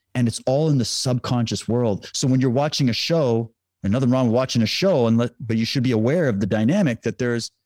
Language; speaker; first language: English; native; English